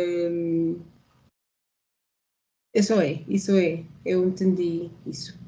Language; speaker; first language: Portuguese; non-native, learner; Spanish